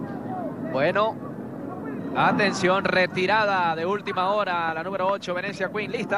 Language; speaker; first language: Spanish; native; Spanish